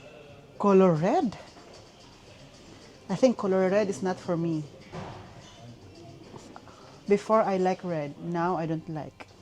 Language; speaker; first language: English; non-native, local second language; Filipino